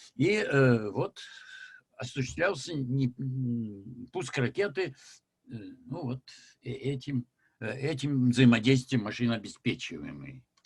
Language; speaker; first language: Russian; native; Russian